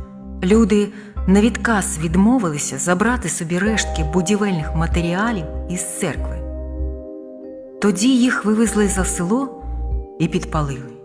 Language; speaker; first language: Ukrainian; native; Ukrainian